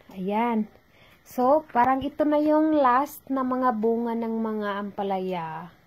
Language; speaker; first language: Filipino; non-native, local second language; Cebuano